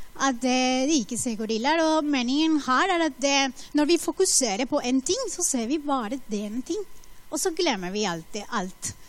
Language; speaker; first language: Norwegian; non-native, fluent; Spanish